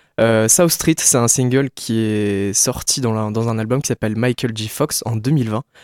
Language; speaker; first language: French; native; French